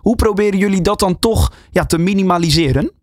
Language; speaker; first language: Dutch; native; Dutch